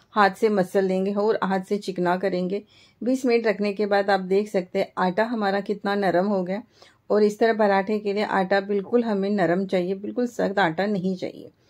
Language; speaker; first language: Hindi; non-native, local second language; Marathi